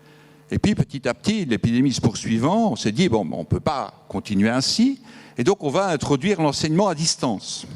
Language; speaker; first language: French; native; French